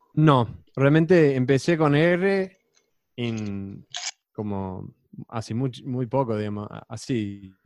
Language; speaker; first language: Spanish; non-native, fluent; English